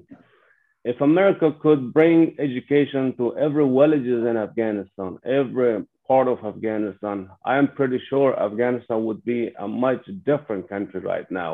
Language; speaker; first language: English; non-native, fluent; Persian